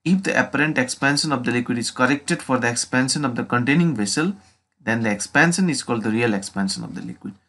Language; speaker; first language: English; non-native, local second language; Nepali